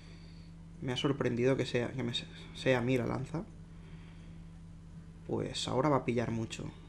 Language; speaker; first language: Spanish; native; Spanish